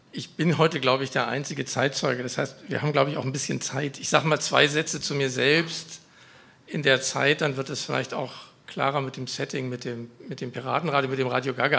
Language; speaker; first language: German; native; German